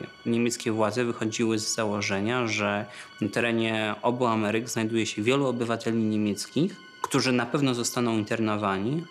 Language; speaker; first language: Polish; native; Polish